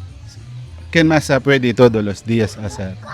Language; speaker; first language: Spanish; non-native, learner; Filipino